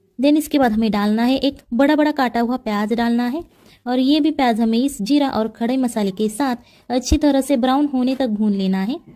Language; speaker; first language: Hindi; non-native, local second language; Marathi